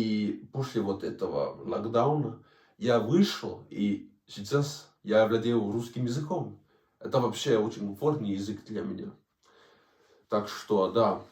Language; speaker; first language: Russian; non-native, fluent; Danish